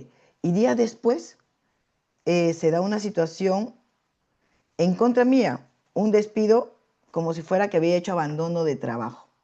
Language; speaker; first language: Spanish; native; Spanish